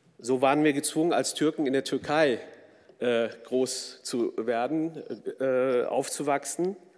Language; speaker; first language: German; early bilingual, other home language; Kurdish